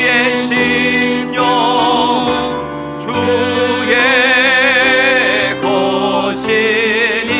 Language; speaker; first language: Korean; native; Korean